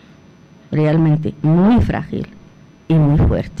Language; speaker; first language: Spanish; non-native, fluent; Arabic